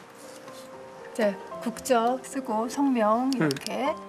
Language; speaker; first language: Korean; native; Korean